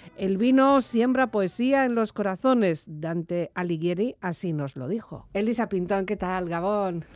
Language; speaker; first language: Spanish; native; Spanish